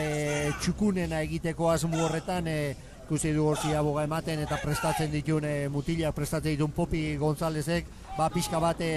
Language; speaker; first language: Basque; native; Basque